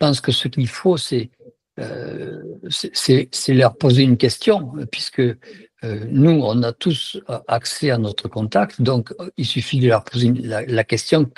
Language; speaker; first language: French; native; French